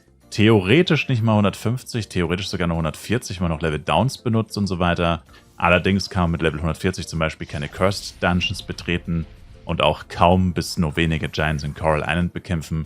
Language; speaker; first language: German; native; German